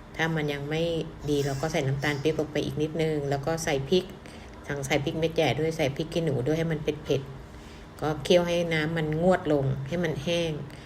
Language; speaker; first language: Thai; native; Thai